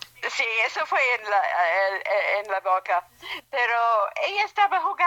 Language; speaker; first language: Spanish; non-native, fluent; English